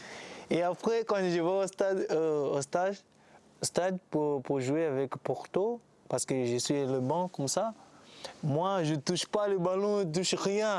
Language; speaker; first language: French; non-native, learner; Portuguese